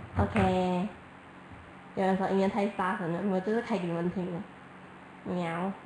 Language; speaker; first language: Chinese; native; Chinese